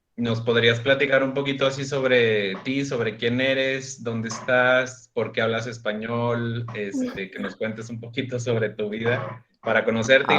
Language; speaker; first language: Spanish; native; Spanish